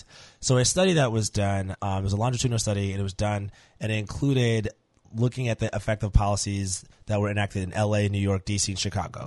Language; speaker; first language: English; native; English